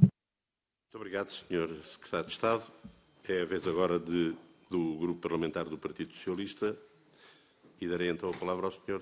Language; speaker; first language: Portuguese; native; Portuguese